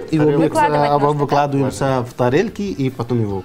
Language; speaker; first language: Russian; non-native, fluent; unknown